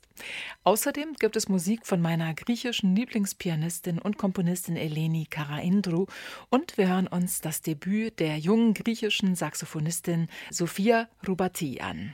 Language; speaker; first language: German; native; German